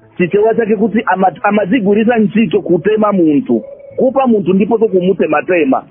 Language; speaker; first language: Nyanja; non-native, fluent; Swahili